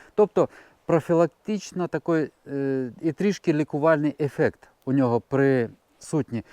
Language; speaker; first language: Ukrainian; non-native, local second language; Russian